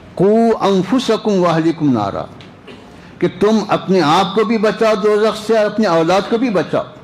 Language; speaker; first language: Urdu; native; Urdu